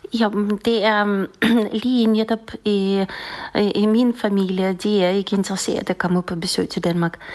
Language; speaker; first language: Danish; non-native, fluent; Russian